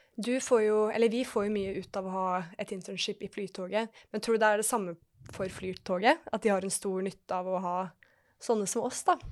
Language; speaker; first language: Norwegian; native; Norwegian